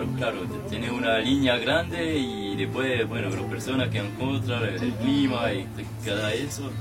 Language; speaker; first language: Spanish; non-native, learner; French